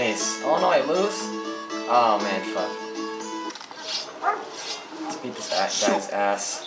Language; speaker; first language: English; native; English